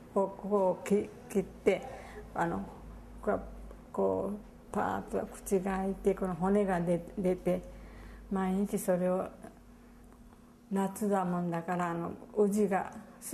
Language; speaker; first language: Japanese; native; Japanese